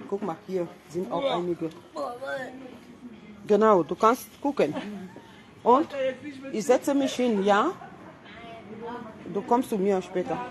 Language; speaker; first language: German; non-native, fluent; French